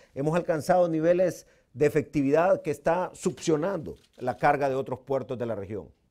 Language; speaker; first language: Spanish; native; Spanish